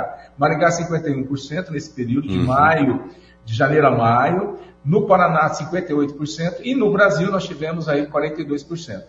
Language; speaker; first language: Portuguese; native; Portuguese